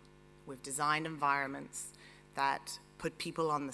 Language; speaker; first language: English; native; English